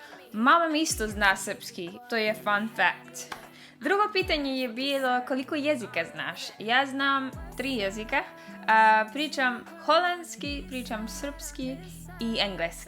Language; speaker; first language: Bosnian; early bilingual, heritage; Dutch